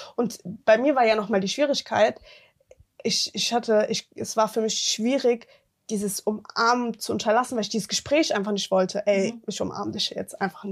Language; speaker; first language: German; early bilingual, other home language; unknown